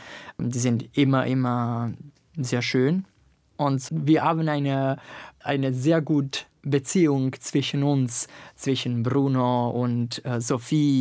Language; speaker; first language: German; non-native, fluent; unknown